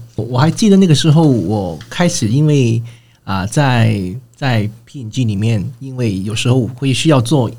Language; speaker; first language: Chinese; non-native, fluent; Cantonese